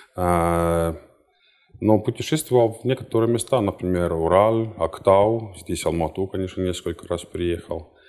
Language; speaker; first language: Russian; non-native, fluent; Estonian